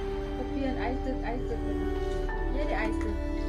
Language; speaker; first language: German; non-native, learner; Thai